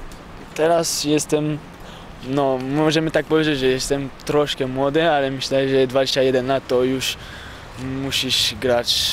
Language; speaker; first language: Polish; early bilingual, heritage; French